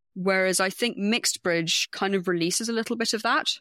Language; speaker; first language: English; native; English